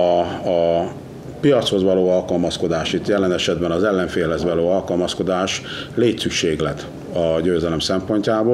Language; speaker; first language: Hungarian; native; Hungarian